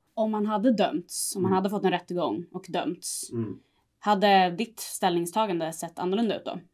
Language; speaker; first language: Swedish; native; Swedish